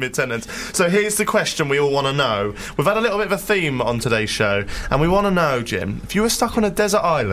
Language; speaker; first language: English; native; English